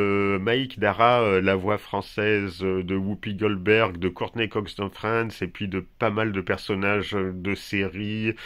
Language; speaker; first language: French; native; French